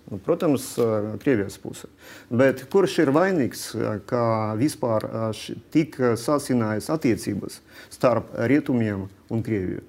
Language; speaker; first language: Latvian; non-native, local second language; Russian